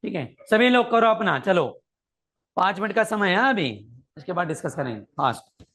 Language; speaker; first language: Hindi; non-native, local second language; Marathi